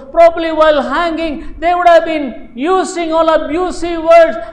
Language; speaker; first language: English; non-native, local second language; Tamil